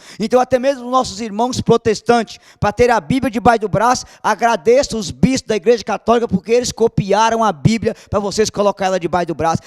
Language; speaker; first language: Portuguese; native; Portuguese